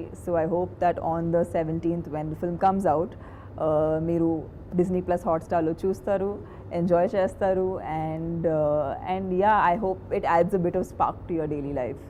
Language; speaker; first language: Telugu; non-native, fluent; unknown